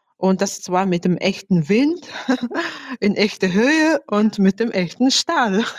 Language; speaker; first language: German; non-native, fluent; Mongolian